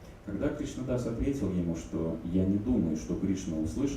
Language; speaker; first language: Russian; native; Russian